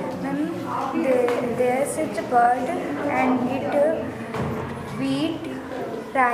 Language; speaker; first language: English; non-native, learner; Hindi